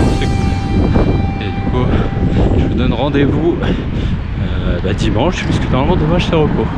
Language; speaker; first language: French; native; French